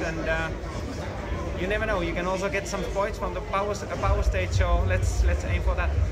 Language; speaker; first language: English; non-native, fluent; Finnish